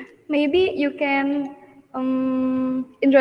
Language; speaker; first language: English; non-native, learner; Indonesian